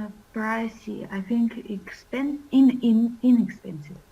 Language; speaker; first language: English; non-native, learner; Russian